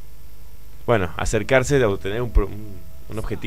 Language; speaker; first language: Spanish; native; Spanish